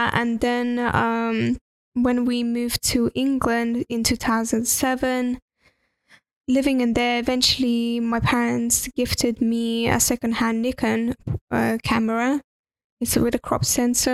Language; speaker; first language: English; non-native, fluent; Russian